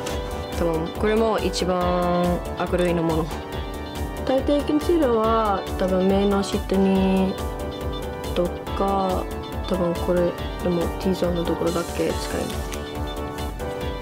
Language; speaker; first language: Japanese; non-native, learner; English